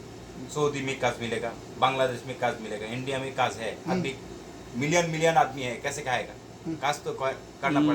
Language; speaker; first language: Hindi; non-native, learner; Bangla